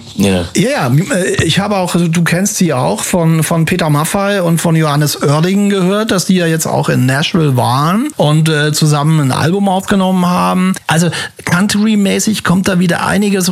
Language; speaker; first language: German; native; German